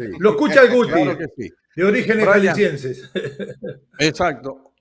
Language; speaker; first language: Spanish; native; Spanish